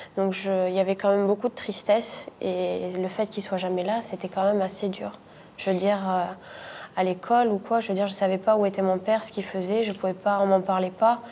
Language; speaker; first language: French; native; French